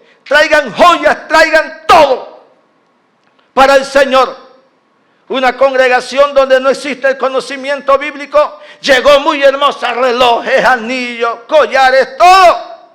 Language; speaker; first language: Spanish; native; Spanish